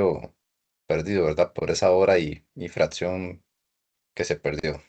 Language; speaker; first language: Spanish; native; Spanish